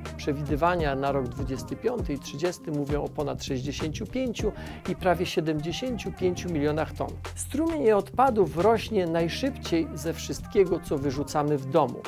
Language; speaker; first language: Polish; native; Polish